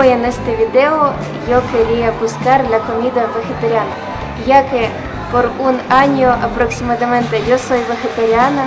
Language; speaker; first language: Spanish; non-native, fluent; Ukrainian